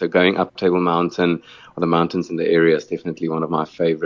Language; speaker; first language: English; non-native, local second language; Afrikaans